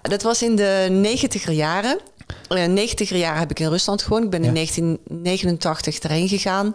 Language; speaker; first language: Dutch; native; Dutch